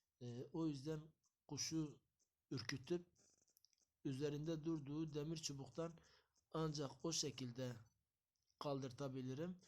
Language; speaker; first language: Turkish; native; Turkish